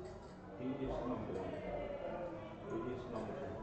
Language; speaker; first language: English; non-native, learner; Norwegian